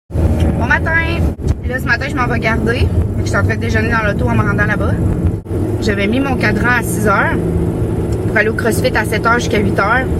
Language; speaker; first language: French; native; French